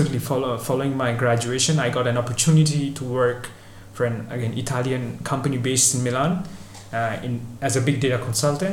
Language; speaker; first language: English; non-native, local second language; Bangla